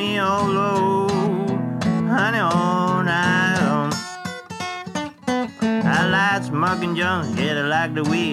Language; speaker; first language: English; non-native, fluent; Spanish